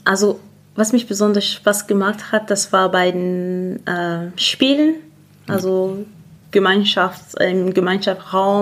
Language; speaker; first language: German; non-native, fluent; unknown